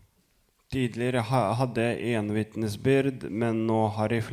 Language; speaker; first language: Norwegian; non-native, fluent; Lithuanian